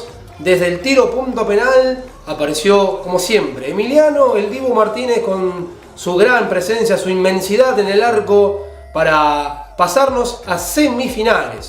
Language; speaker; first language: Spanish; native; Spanish